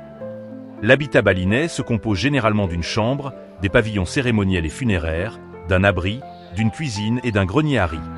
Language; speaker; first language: French; native; French